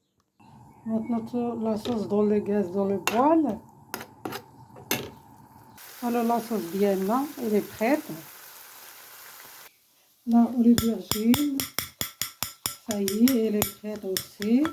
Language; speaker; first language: French; non-native, learner; Arabic